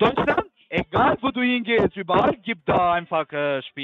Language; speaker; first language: German; non-native, fluent; Albanian